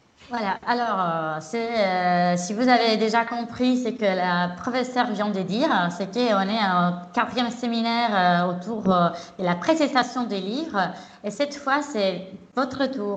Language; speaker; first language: French; non-native, fluent; Italian